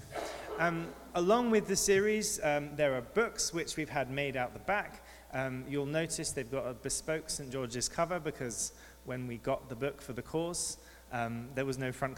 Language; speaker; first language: English; native; English